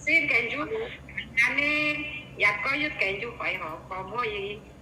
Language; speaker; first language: Cantonese; non-native, learner; Indonesian